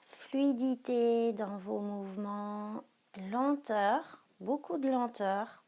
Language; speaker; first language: French; native; French